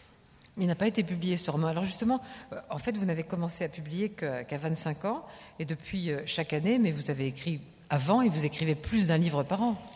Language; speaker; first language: French; native; French